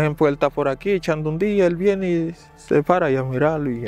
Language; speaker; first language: Spanish; native; Spanish